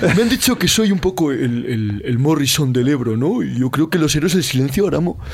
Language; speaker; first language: Spanish; native; Spanish